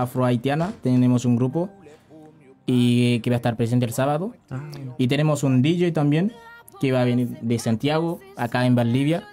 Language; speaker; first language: Spanish; non-native, learner; Haitian Creole